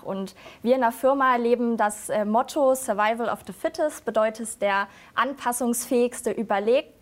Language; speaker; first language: German; native; German